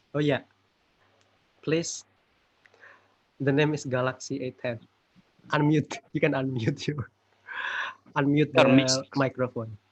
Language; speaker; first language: English; non-native, fluent; Indonesian